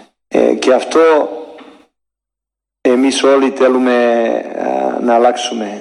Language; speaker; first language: Greek; non-native, learner; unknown